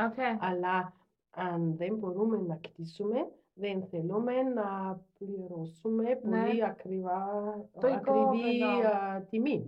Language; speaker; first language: Greek; non-native, learner; German